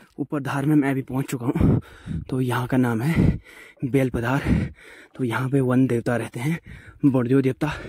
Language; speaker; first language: Hindi; non-native, local second language; Garhwali